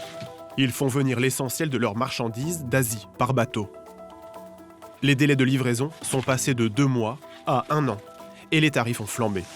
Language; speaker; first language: French; native; French